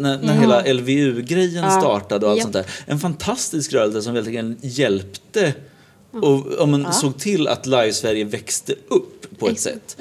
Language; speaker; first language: Swedish; native; Swedish